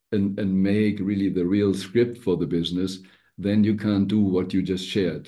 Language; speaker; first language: English; non-native, fluent; German